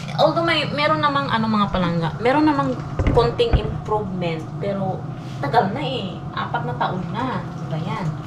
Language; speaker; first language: Filipino; non-native, local second language; Hiligaynon